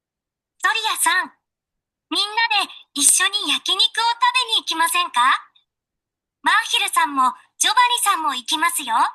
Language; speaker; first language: Japanese; non-native, learner; Sinhala